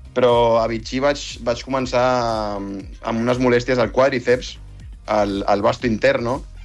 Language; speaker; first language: Catalan; non-native, local second language; Spanish